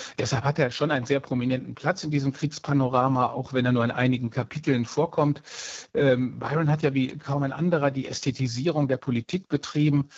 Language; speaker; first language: German; native; German